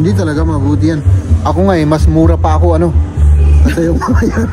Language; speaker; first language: Filipino; native; Filipino